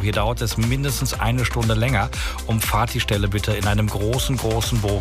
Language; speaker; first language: German; native; German